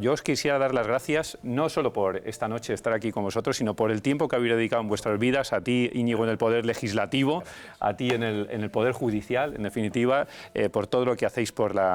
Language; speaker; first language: Spanish; native; Spanish